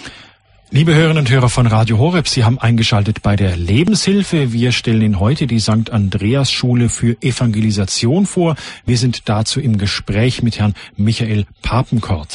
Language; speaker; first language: German; native; German